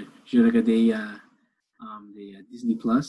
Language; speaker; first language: French; non-native, learner; English